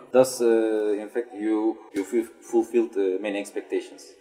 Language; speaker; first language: English; non-native, fluent; Turkish